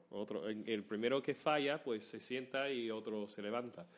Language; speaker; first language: Spanish; non-native, fluent; English